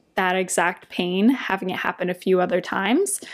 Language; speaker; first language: English; native; English